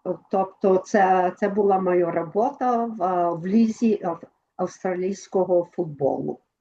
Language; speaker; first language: Ukrainian; early bilingual, other home language; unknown